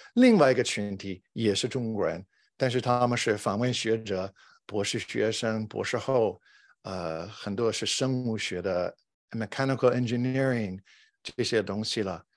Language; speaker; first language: Chinese; non-native, fluent; English